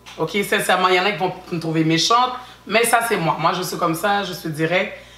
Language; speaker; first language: French; early bilingual, other home language; Haitian Creole